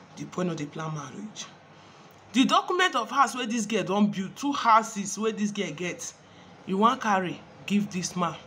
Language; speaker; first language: Nigerian Pidgin; non-native, local second language; Igbo